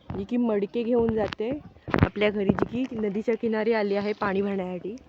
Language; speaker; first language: Marathi; non-native, local second language; Hindi